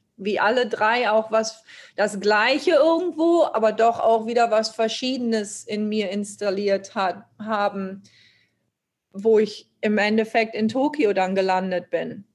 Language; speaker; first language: German; native; German